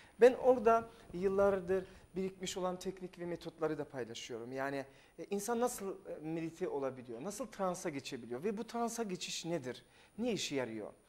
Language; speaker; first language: Turkish; non-native, fluent; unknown